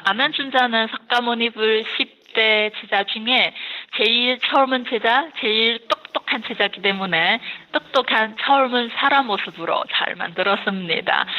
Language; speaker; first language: Korean; non-native, fluent; Chinese